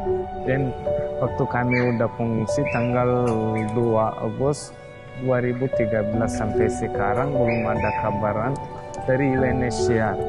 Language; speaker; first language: Indonesian; non-native, fluent; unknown